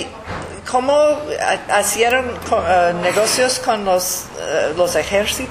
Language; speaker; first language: Spanish; early bilingual, heritage; English